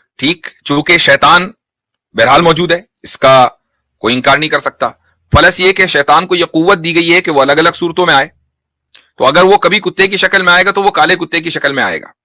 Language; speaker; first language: Urdu; native; Urdu